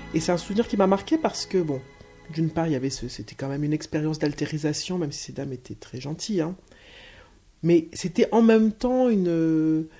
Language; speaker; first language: French; native; French